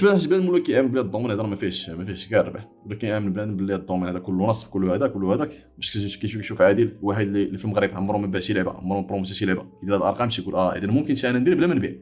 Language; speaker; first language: Arabic; native; Arabic